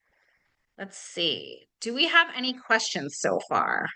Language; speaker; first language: English; native; English